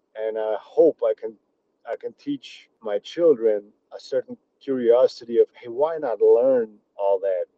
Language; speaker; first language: English; early bilingual, other home language; Czech